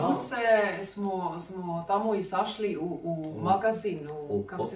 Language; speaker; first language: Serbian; non-native, learner; German